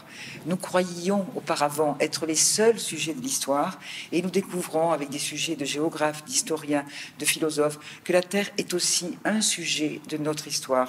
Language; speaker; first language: French; native; French